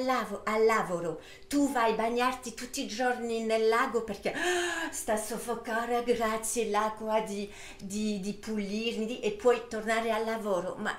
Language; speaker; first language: Italian; early bilingual, heritage; French